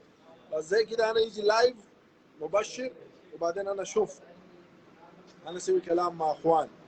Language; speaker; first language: Arabic; non-native, learner; Pashto